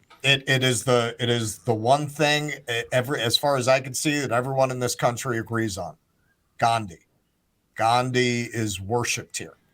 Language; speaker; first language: English; native; English